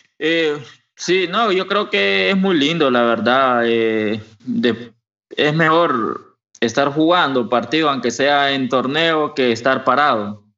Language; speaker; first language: Spanish; native; Spanish